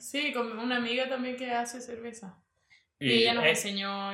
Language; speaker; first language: Spanish; native; Spanish